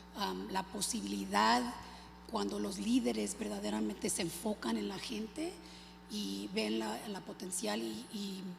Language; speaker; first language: Spanish; early bilingual, other home language; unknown